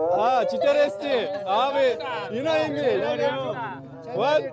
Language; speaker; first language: English; non-native, learner; Turkish